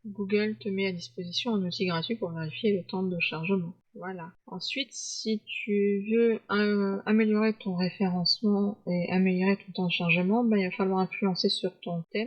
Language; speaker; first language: French; native; French